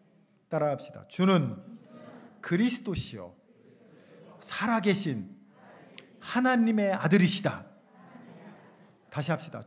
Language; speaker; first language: Korean; native; Korean